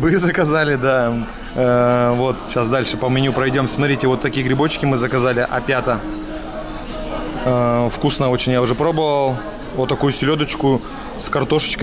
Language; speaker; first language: Russian; native; Russian